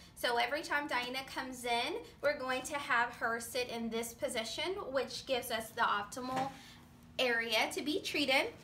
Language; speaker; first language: English; native; English